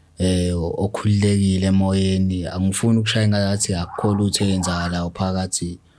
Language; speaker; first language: Zulu; native; Zulu